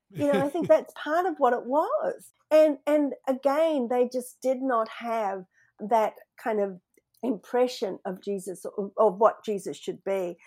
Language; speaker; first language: English; native; English